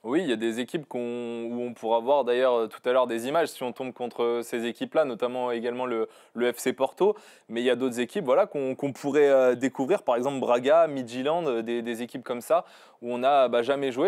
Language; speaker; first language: French; native; French